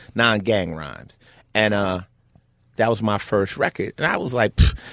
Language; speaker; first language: English; native; English